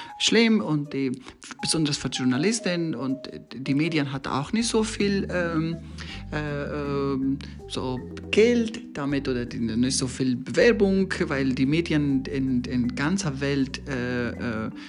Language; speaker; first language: German; non-native, learner; Persian